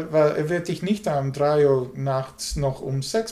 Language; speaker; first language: German; non-native, learner; English